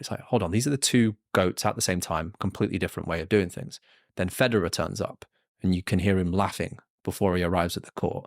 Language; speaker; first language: English; native; English